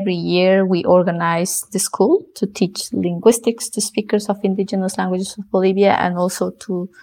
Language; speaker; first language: English; non-native, fluent; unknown